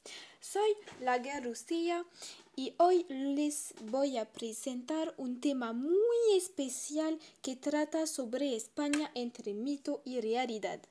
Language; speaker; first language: Spanish; non-native, learner; French